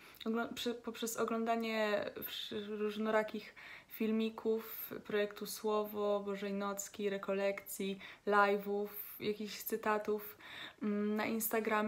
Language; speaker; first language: Polish; native; Polish